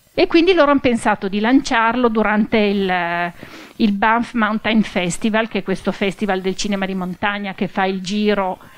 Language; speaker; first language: Italian; native; Italian